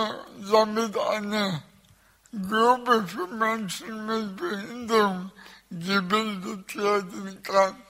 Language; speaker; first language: German; early bilingual, other home language; Russian